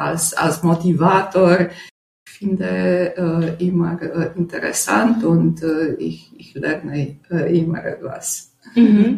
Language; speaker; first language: German; non-native, fluent; Romanian